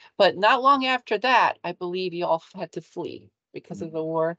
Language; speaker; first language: English; early bilingual, other home language; Ukrainian